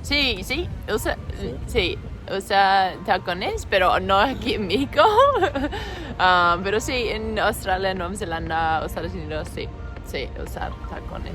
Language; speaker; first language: Spanish; non-native, learner; English